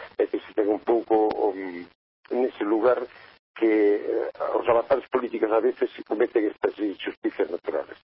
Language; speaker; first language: Galician; native; Galician